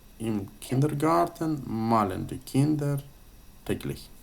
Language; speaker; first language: German; non-native, fluent; Ukrainian